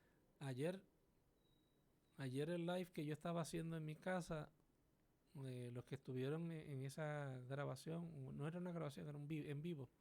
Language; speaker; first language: Spanish; native; Spanish